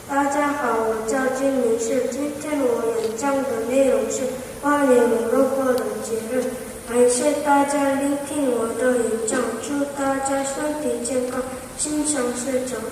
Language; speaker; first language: Chinese; non-native, learner; Korean